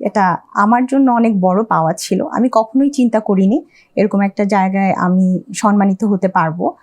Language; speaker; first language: Bangla; early bilingual, heritage; Bangla